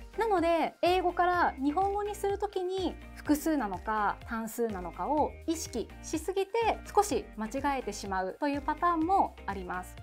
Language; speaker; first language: Japanese; native; Japanese